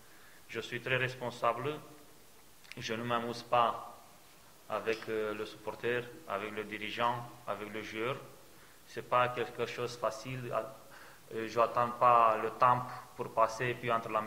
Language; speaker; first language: French; non-native, fluent; Romanian